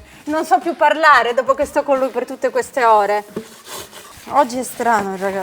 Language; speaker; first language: Italian; native; Italian